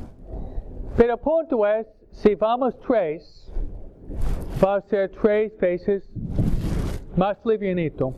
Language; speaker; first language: Spanish; non-native, fluent; English